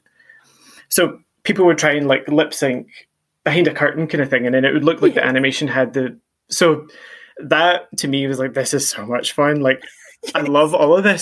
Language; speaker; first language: English; native; English